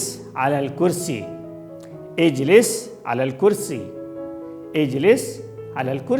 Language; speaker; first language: Arabic; non-native, fluent; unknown